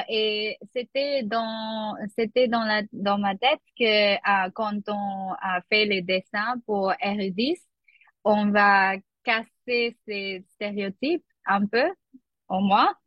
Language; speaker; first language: French; non-native, learner; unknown